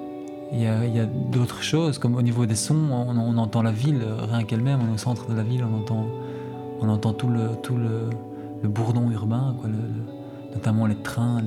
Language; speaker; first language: French; native; French